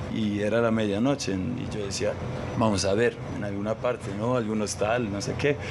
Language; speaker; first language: Spanish; non-native, fluent; German